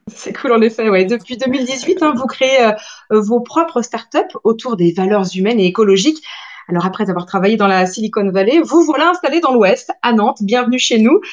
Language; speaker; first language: French; native; French